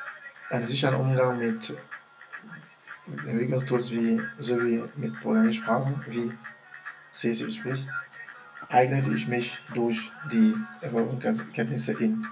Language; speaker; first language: German; non-native, fluent; French